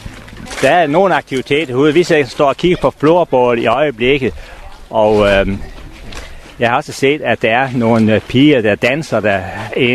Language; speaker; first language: Danish; native; Danish